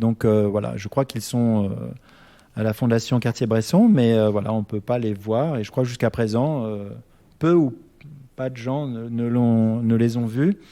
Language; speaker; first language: French; native; French